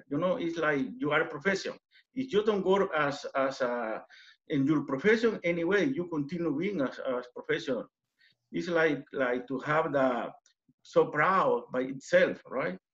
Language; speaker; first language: English; non-native, learner; Spanish